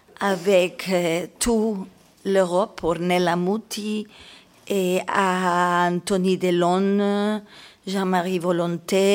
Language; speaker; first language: French; non-native, learner; Spanish